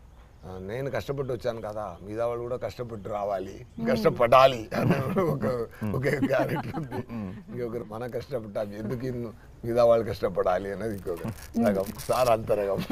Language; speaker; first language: Telugu; non-native, learner; Tamil